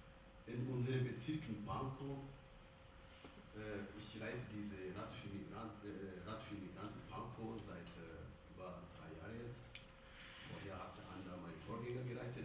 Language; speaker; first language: German; non-native, fluent; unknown